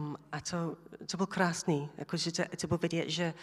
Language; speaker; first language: Czech; non-native, learner; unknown